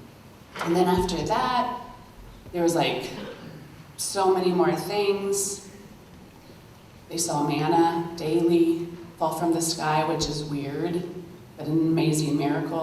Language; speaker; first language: English; native; English